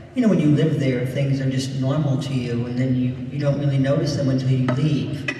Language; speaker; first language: English; native; English